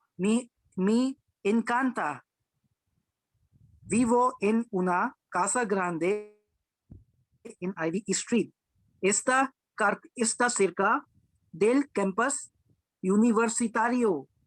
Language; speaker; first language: Spanish; non-native, learner; Hindi